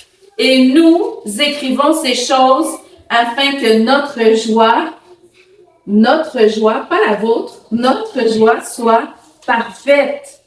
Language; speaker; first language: French; native; French